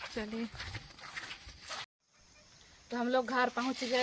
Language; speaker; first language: Hindi; native; Hindi